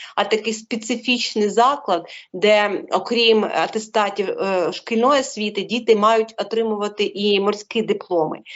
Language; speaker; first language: Ukrainian; non-native, local second language; Russian